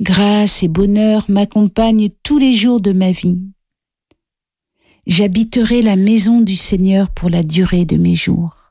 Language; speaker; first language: French; native; French